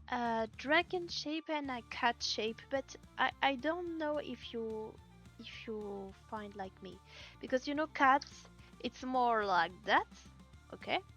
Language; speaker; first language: English; non-native, learner; French